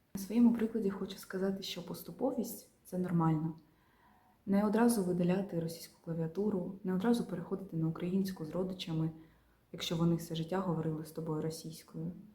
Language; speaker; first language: Ukrainian; non-native, local second language; Russian